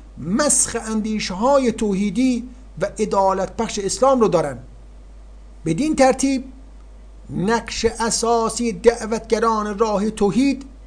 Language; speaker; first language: Persian; native; Persian